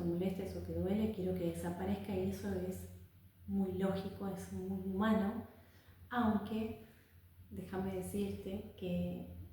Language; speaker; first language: Spanish; native; Spanish